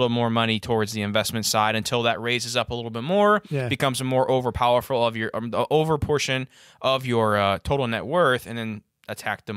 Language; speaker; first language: English; native; English